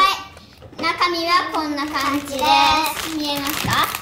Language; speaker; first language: Japanese; early bilingual, heritage; Japanese